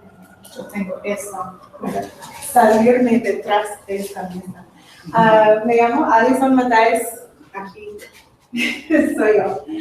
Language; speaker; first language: Spanish; non-native, fluent; English